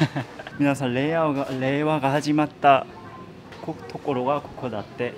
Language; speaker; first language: Japanese; non-native, learner; Korean